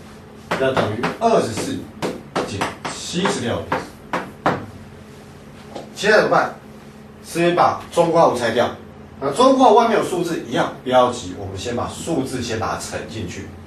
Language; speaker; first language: Chinese; native; Chinese